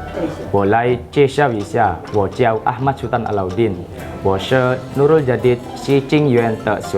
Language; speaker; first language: Chinese; non-native, learner; Indonesian